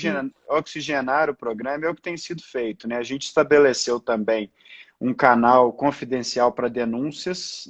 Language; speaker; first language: Portuguese; native; Portuguese